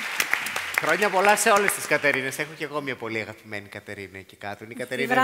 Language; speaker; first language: Greek; native; Greek